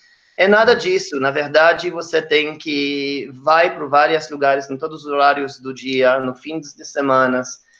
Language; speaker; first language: Portuguese; non-native, fluent; Hebrew